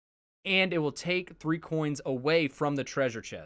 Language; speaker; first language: English; native; English